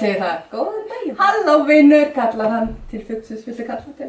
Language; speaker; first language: Icelandic; non-native, fluent; Danish